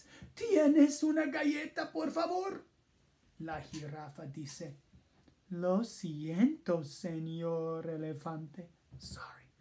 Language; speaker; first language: Spanish; non-native, fluent; English